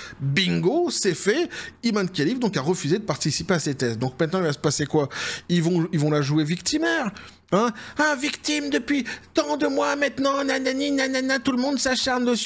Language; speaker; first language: French; native; French